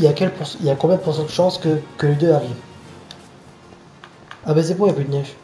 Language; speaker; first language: French; native; French